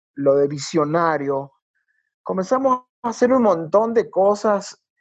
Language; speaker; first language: Spanish; native; Spanish